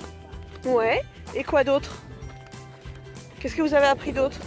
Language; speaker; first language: French; native; French